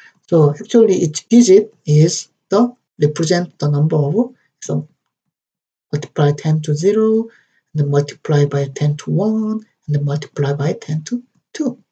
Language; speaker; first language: English; non-native, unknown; Korean